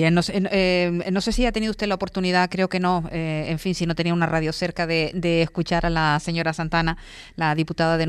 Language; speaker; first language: Spanish; native; Spanish